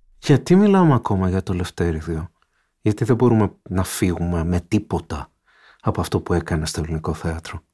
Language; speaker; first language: Greek; native; Greek